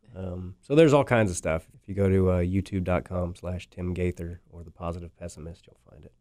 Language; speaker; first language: English; native; English